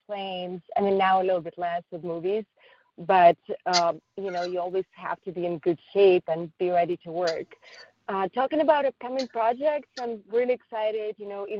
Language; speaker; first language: English; non-native, fluent; Russian